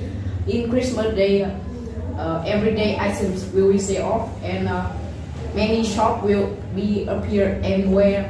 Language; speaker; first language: English; non-native, learner; Vietnamese